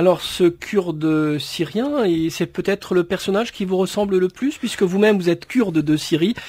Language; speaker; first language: French; native; French